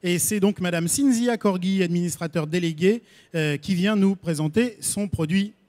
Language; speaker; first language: French; native; French